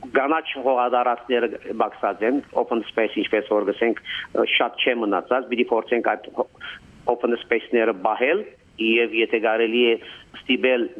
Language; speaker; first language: Armenian; early bilingual, heritage; Armenian